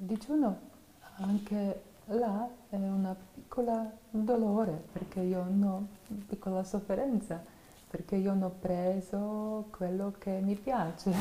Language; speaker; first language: Italian; non-native, fluent; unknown